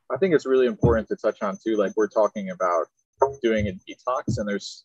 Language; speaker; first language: English; native; English